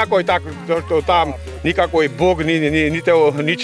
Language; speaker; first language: Russian; non-native, fluent; Georgian